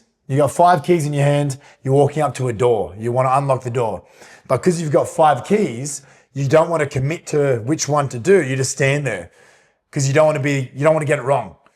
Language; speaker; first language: English; native; English